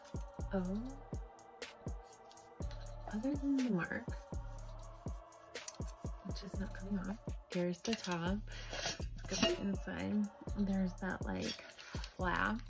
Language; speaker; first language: English; native; English